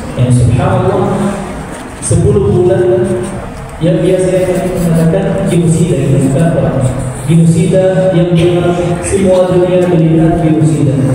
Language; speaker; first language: Indonesian; non-native, fluent; Arabic